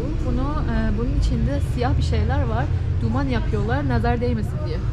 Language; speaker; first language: Turkish; non-native, fluent; Persian